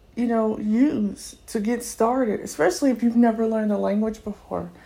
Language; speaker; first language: English; native; English